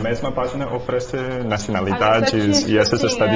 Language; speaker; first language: Portuguese; non-native, learner; English